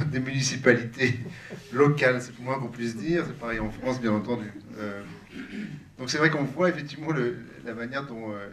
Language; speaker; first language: French; native; French